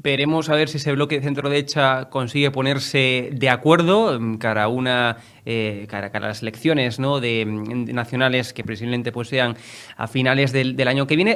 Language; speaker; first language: Spanish; native; Spanish